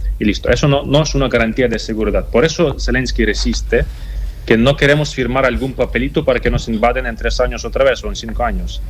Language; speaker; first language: Spanish; non-native, fluent; Ukrainian